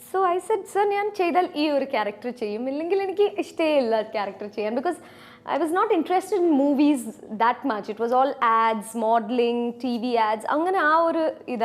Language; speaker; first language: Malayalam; non-native, fluent; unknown